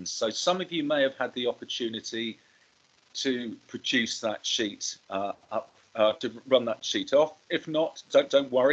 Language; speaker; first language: English; native; English